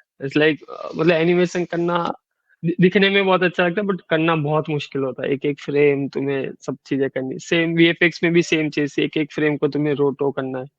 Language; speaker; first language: Hindi; non-native, local second language; Gujarati